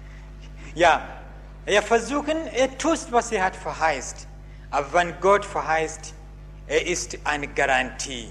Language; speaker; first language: German; non-native, learner; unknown